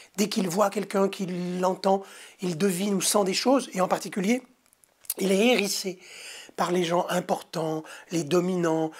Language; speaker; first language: French; native; French